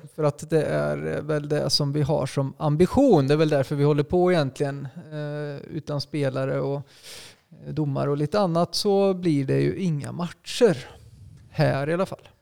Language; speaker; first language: Swedish; native; Swedish